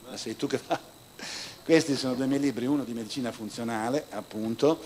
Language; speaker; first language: Italian; native; Italian